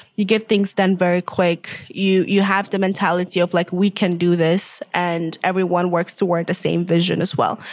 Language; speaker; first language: English; non-native, fluent; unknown